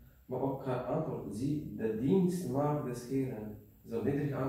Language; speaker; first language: Dutch; non-native, learner; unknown